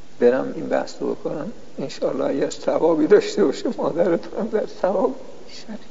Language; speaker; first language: Persian; non-native, local second language; Azerbaijani